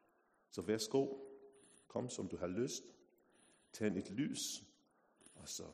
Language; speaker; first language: Danish; non-native, fluent; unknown